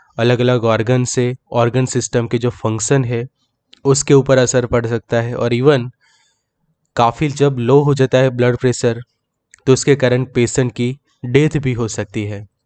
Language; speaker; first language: Hindi; native; Hindi